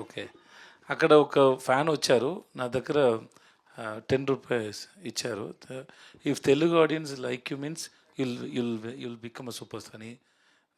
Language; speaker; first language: Telugu; non-native, learner; Tamil